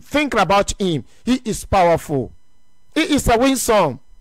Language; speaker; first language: English; non-native, local second language; Yoruba